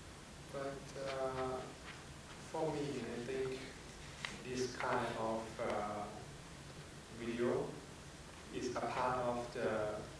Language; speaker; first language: English; non-native, fluent; Thai